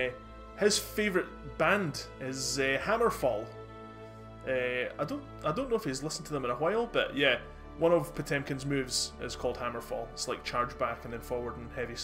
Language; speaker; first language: English; native; English